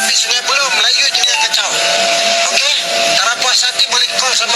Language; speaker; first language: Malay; non-native, learner; Bangla